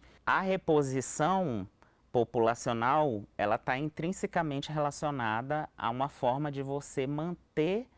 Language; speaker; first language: Portuguese; native; Portuguese